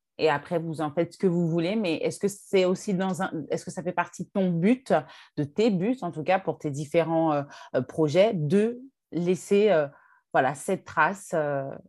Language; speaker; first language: French; native; French